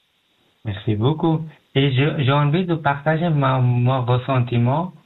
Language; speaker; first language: French; non-native, learner; Pashto